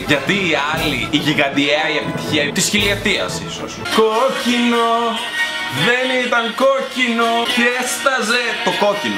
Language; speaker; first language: Greek; native; Greek